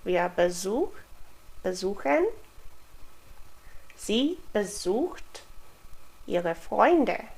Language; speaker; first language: German; non-native, fluent; English